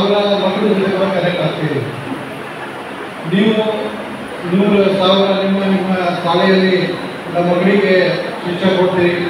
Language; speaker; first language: Kannada; non-native, learner; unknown